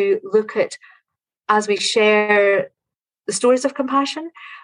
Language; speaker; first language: English; native; English